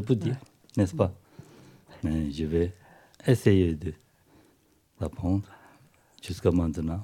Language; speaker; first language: French; non-native, learner; Tibetan